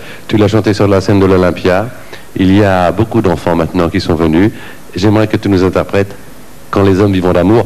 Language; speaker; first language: French; native; French